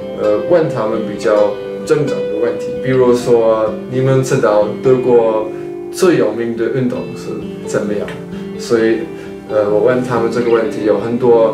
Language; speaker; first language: Chinese; non-native, fluent; German